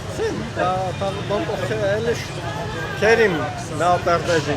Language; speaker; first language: Portuguese; non-native, learner; Vietnamese